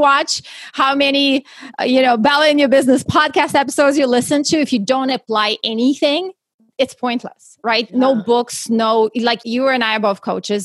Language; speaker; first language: English; non-native, fluent; Russian